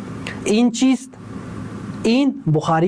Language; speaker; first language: Persian; non-native, fluent; Urdu